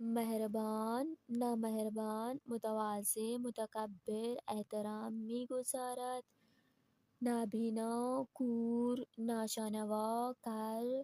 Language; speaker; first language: Persian; non-native, fluent; Urdu